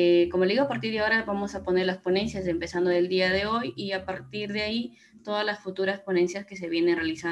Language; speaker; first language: Spanish; native; Spanish